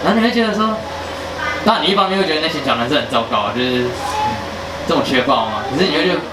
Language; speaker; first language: Chinese; native; Chinese